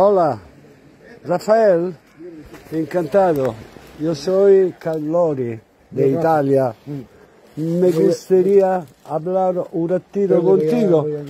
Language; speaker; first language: Spanish; non-native, learner; Italian